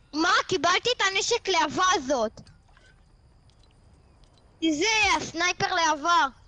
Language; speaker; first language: Hebrew; native; Hebrew